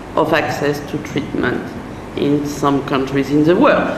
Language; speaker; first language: English; non-native, fluent; French